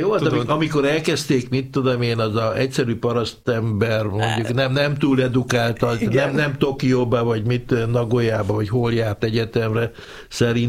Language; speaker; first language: Hungarian; native; Hungarian